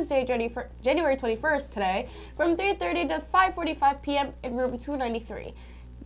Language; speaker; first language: English; native; English